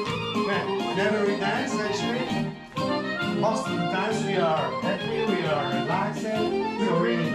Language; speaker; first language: English; non-native, fluent; Bulgarian